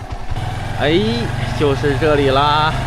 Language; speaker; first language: Chinese; native; Chinese